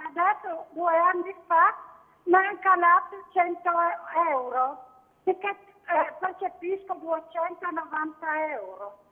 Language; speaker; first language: Italian; native; Italian